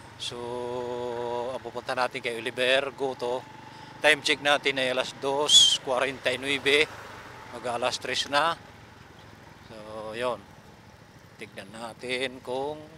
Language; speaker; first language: Filipino; native; Filipino